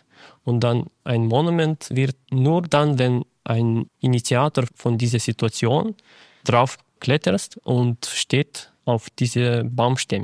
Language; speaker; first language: German; non-native, fluent; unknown